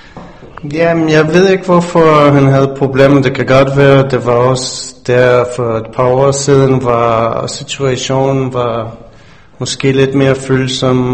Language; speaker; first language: Danish; non-native, fluent; English